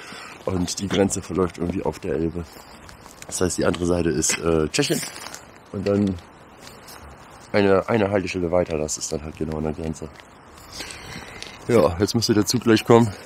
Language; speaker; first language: German; native; German